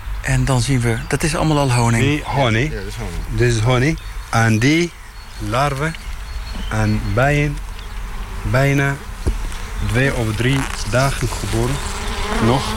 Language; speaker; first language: Dutch; non-native, learner; Arabic